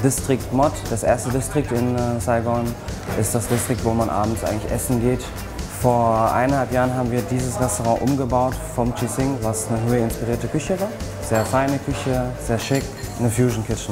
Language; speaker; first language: German; native; German